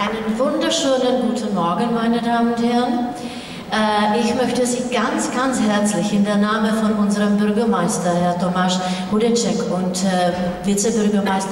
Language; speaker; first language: German; non-native, fluent; Czech